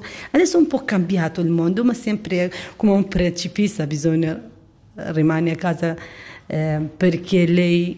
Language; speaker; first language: Italian; non-native, learner; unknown